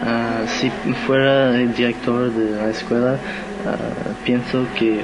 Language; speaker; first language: Spanish; non-native, learner; English